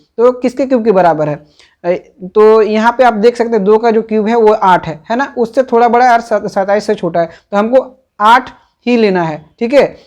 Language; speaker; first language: Hindi; native; Hindi